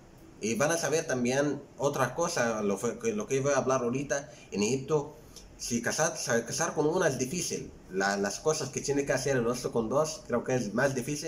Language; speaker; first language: Spanish; non-native, fluent; Arabic